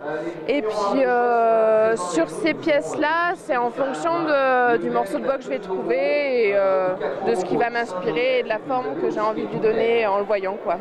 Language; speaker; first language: French; native; French